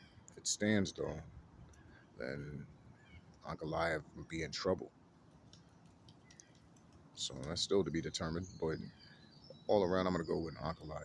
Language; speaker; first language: English; native; English